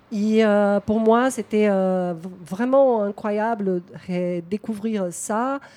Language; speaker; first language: French; non-native, fluent; Portuguese